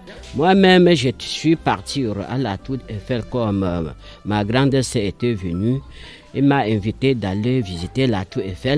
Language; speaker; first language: French; non-native, learner; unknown